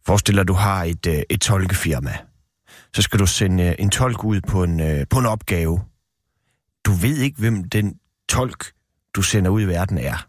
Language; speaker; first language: Danish; native; Danish